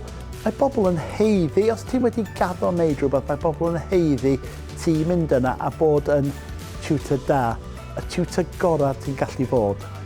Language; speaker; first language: Welsh; non-native, local second language; English